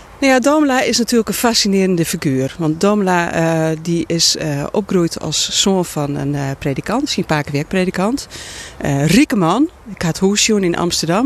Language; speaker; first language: Dutch; non-native, local second language; Western Frisian